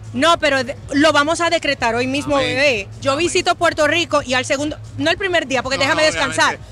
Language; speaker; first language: Spanish; non-native, fluent; Haitian Creole